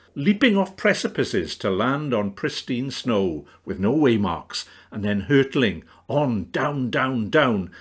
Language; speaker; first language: English; native; English